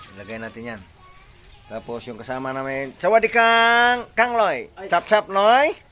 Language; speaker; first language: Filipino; non-native, local second language; Cebuano